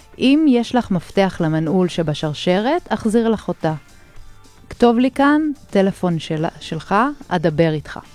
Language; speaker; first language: Hebrew; native; Hebrew